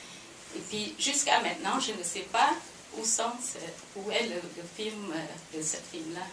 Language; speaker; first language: French; non-native, fluent; Khmer